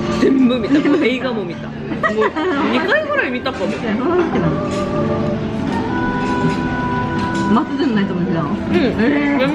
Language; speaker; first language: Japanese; non-native, fluent; Korean